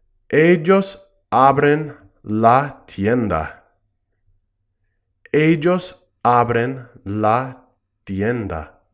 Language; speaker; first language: Spanish; non-native, fluent; English